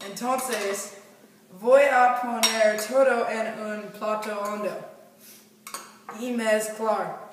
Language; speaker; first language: Spanish; non-native, learner; English